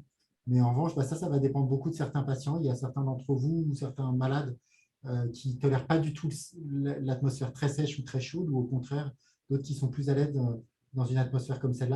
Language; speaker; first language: French; native; French